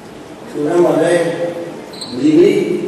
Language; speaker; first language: Hebrew; non-native, fluent; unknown